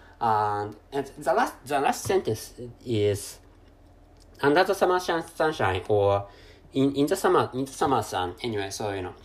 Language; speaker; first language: English; non-native, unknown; Japanese